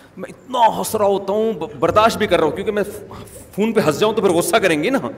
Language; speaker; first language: Urdu; native; Urdu